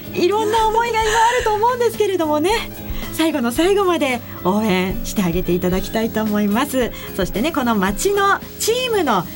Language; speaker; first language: Japanese; native; Japanese